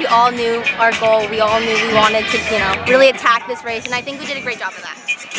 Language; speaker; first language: English; native; English